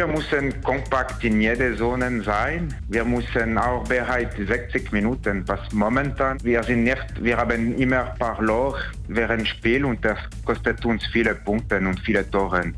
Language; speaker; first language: German; non-native, learner; French